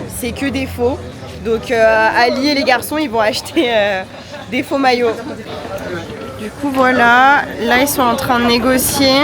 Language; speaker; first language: French; native; French